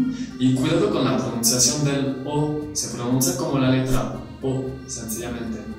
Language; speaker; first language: Spanish; non-native, fluent; French